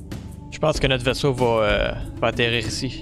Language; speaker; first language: French; native; French